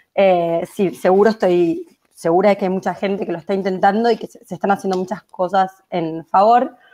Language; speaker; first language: Spanish; native; Spanish